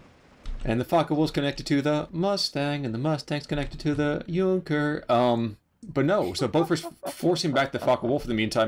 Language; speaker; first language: English; native; English